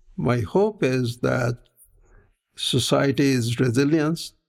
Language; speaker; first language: English; non-native, local second language; Punjabi